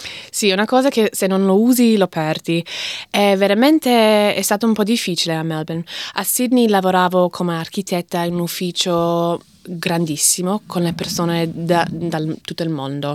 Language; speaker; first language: Italian; non-native, fluent; English